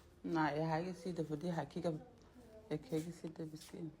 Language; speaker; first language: Danish; non-native, learner; Swahili